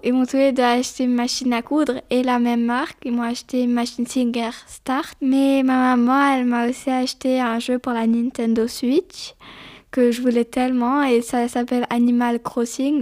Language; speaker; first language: French; early bilingual, other home language; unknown